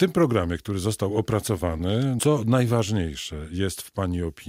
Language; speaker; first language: Polish; native; Polish